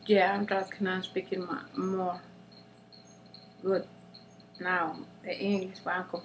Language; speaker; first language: English; non-native, learner; Spanish